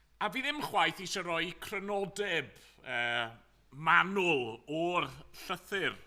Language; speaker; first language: Welsh; native; Welsh